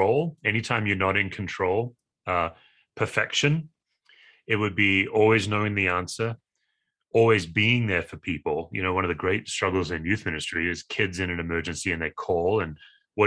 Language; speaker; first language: English; native; English